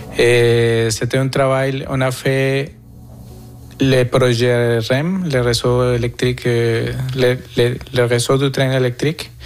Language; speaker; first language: French; non-native, fluent; Spanish